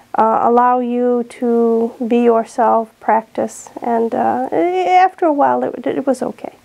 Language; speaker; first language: English; native; English